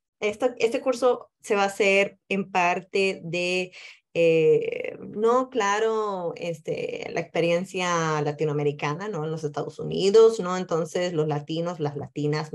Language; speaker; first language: Spanish; early bilingual, heritage; Spanish